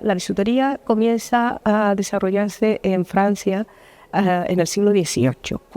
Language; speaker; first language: Spanish; native; Spanish